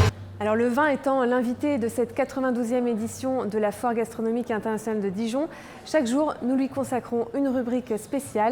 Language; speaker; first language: French; native; French